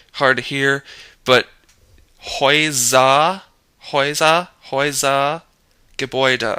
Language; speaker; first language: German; non-native, learner; English